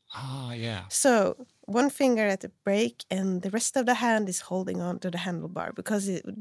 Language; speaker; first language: English; non-native, fluent; Swedish